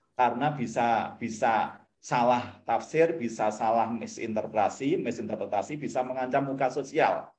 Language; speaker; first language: Indonesian; non-native, local second language; Javanese